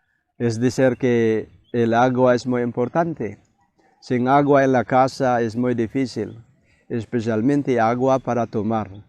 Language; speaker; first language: Spanish; non-native, fluent; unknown